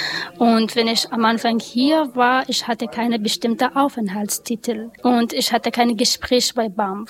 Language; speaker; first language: German; non-native, learner; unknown